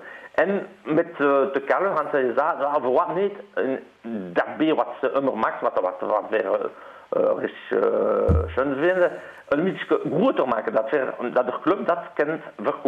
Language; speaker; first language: German; non-native, learner; Dutch